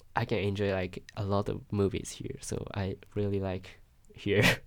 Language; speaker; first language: English; non-native, learner; Japanese